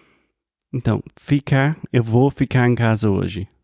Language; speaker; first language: Portuguese; non-native, fluent; English